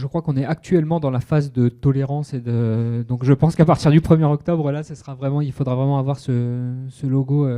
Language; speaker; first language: French; native; French